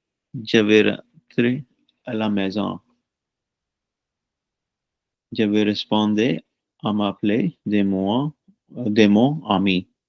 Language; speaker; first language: French; non-native, learner; Punjabi